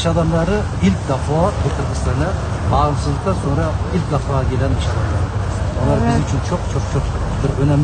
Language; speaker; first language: Turkish; non-native, learner; Kyrgyz